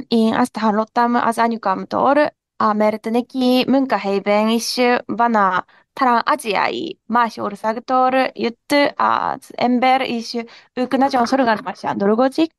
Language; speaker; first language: Hungarian; non-native, learner; Japanese